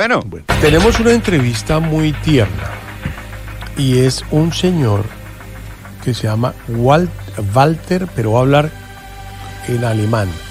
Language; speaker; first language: Spanish; native; Spanish